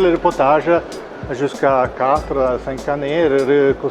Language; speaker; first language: French; non-native, local second language; Italian